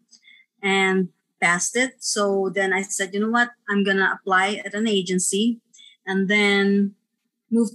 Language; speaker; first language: English; non-native, local second language; Filipino